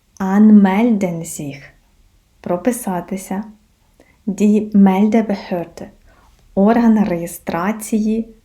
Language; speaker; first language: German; non-native, fluent; Ukrainian